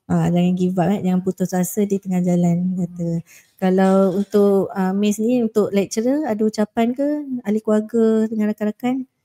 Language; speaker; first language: Malay; native; Malay